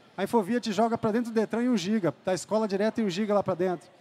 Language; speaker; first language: Portuguese; native; Portuguese